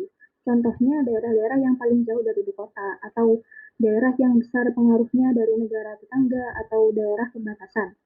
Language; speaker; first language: Indonesian; native; Indonesian